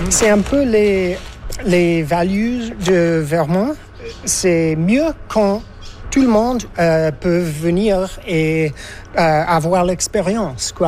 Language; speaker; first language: French; non-native, fluent; English